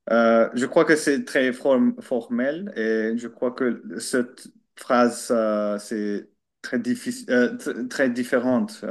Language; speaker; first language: French; non-native, learner; Finnish